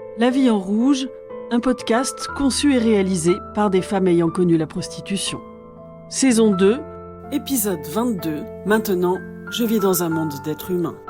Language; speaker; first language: French; native; French